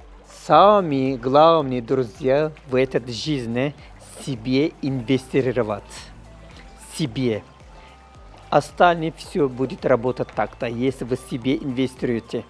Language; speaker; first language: Russian; non-native, learner; Turkish